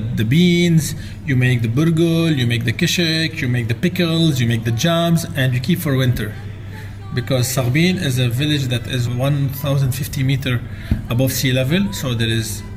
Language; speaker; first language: English; non-native, fluent; Arabic